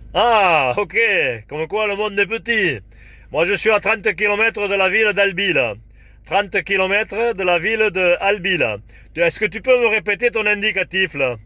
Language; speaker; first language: French; native; French